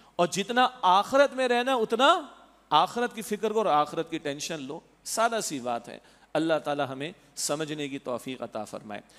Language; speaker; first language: Urdu; native; Urdu